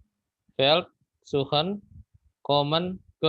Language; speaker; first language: German; non-native, fluent; Indonesian